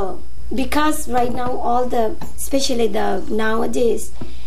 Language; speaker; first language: English; non-native, local second language; Nepali